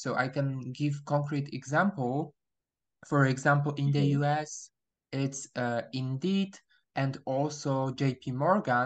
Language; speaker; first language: English; non-native, fluent; Polish